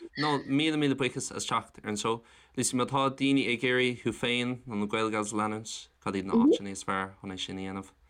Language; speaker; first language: Irish; non-native, local second language; English